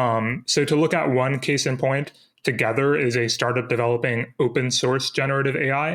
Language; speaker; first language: English; native; English